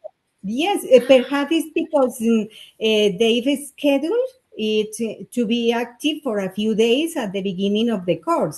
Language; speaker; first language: English; non-native, learner; Spanish